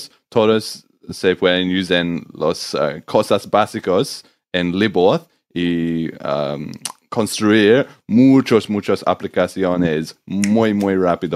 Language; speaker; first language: Spanish; non-native, learner; English